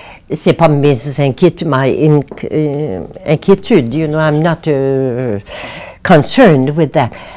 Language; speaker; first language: English; non-native, fluent; French